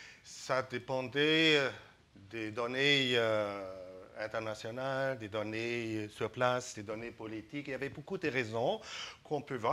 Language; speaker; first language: French; non-native, fluent; German